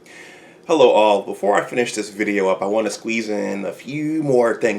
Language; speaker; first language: English; native; English